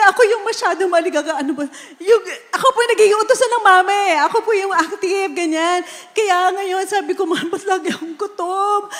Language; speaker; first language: Filipino; native; Filipino